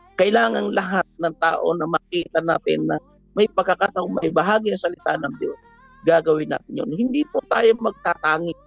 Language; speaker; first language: Filipino; native; Filipino